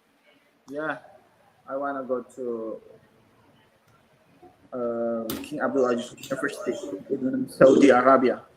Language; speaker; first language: English; non-native, learner; Indonesian